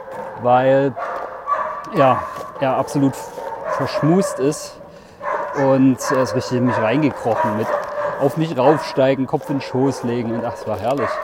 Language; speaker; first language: German; native; German